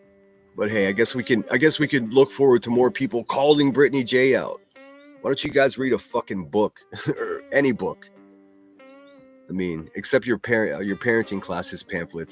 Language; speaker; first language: English; native; English